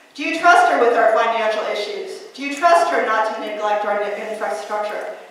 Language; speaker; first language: English; native; English